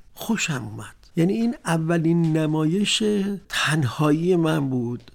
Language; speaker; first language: Persian; non-native, local second language; Azerbaijani